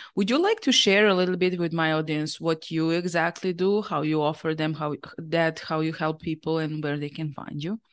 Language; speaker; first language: English; non-native, fluent; Serbian